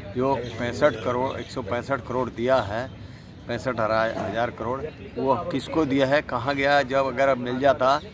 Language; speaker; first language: Hindi; native; Hindi